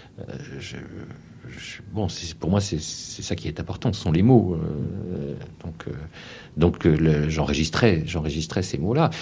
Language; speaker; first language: French; native; French